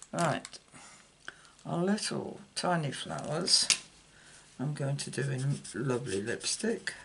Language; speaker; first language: English; native; English